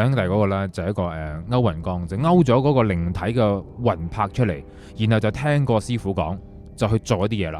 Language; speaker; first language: Cantonese; native; Cantonese